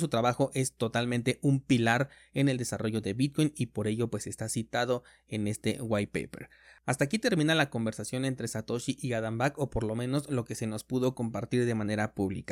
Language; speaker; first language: Spanish; native; Spanish